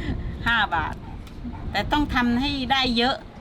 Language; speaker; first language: Thai; native; Thai